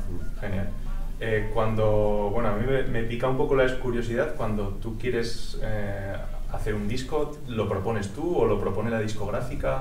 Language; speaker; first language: Spanish; native; Spanish